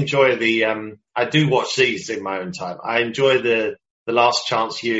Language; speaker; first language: English; native; English